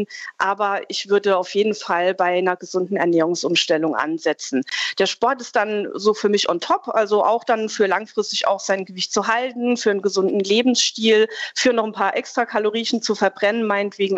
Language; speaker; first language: German; native; German